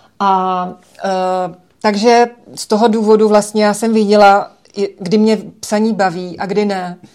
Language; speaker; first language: Czech; native; Czech